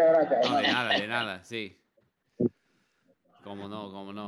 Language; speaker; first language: Spanish; non-native, learner; English